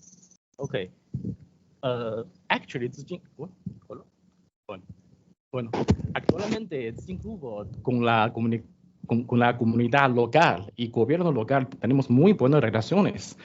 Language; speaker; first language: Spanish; non-native, learner; Chinese